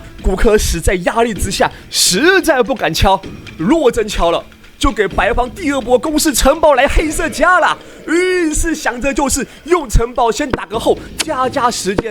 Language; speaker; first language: Chinese; native; Chinese